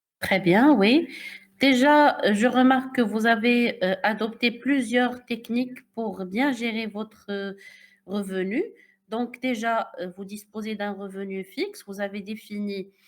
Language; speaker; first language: French; non-native, local second language; Arabic